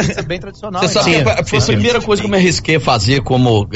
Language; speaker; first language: Portuguese; native; Portuguese